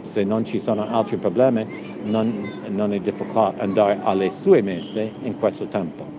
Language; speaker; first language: Italian; non-native, learner; English